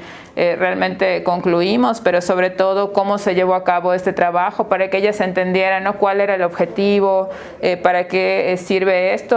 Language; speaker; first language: Spanish; native; Spanish